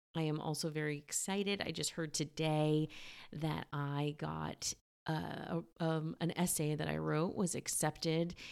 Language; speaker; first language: English; native; English